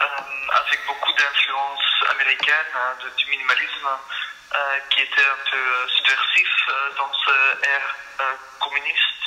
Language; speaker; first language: French; non-native, fluent; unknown